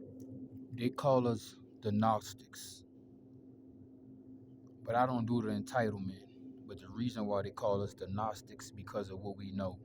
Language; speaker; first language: English; native; English